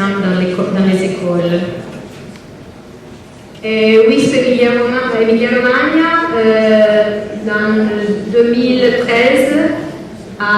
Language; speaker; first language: French; non-native, learner; Italian